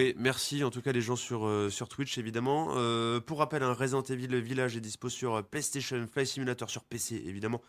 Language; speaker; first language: French; native; French